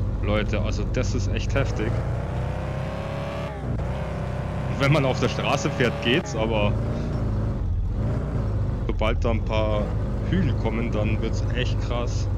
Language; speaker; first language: German; native; German